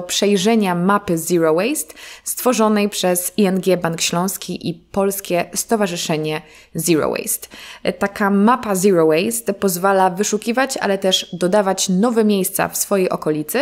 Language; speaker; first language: Polish; native; Polish